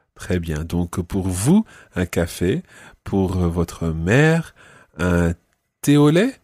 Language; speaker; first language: French; non-native, fluent; English